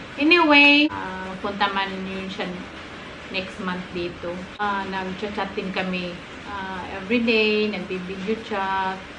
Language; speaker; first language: Filipino; non-native, local second language; Cebuano